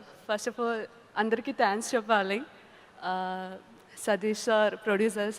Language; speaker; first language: Telugu; non-native, learner; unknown